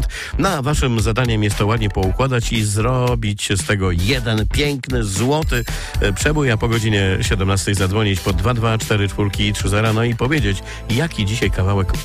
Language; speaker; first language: Polish; native; Polish